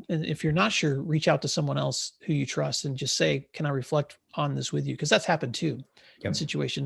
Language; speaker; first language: English; native; English